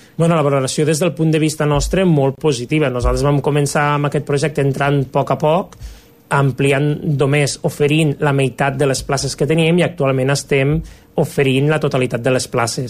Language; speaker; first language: Catalan; native; Catalan